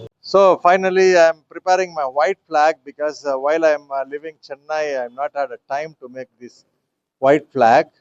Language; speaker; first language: English; non-native, local second language; Tamil